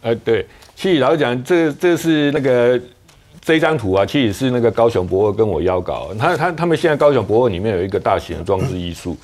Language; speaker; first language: Chinese; native; Chinese